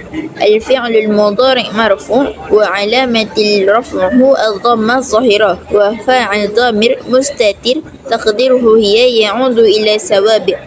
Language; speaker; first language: Arabic; non-native, learner; Malay